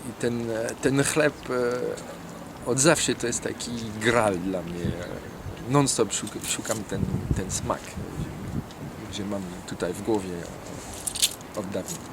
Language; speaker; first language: Polish; non-native, learner; French